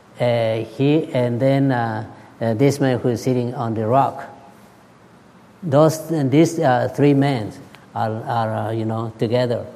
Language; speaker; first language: English; non-native, learner; Spanish